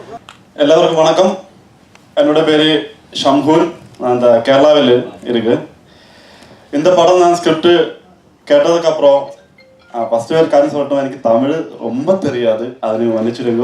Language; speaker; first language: Tamil; non-native, learner; Malayalam